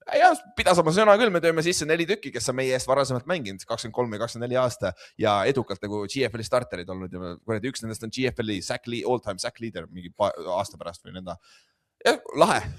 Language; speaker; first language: Estonian; native; Estonian